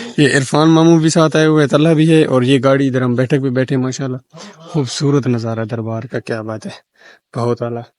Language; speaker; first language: Urdu; non-native, local second language; Punjabi